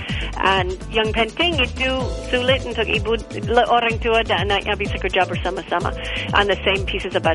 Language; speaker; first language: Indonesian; non-native, learner; English